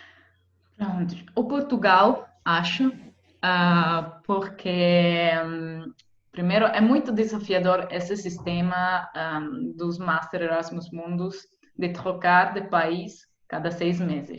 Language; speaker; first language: Portuguese; non-native, fluent; Italian